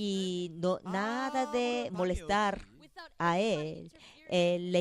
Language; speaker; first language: Spanish; non-native, fluent; Korean